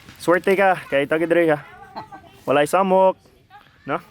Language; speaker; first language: Cebuano; non-native, learner; English